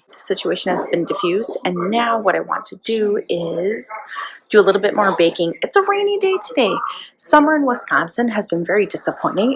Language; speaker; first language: English; native; English